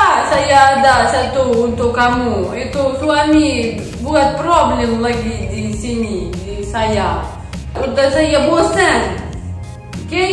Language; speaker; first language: Indonesian; non-native, learner; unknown